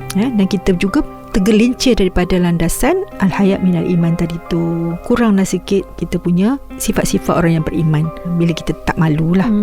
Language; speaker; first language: Malay; native; Malay